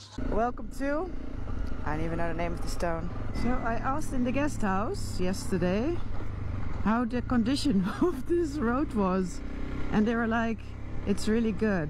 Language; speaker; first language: English; non-native, fluent; German